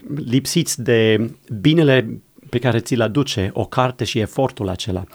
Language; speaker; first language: Romanian; non-native, fluent; English